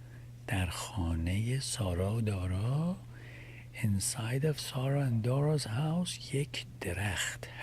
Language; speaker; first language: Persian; early bilingual, heritage; Persian